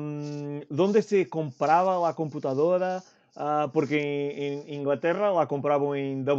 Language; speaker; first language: Spanish; non-native, fluent; Portuguese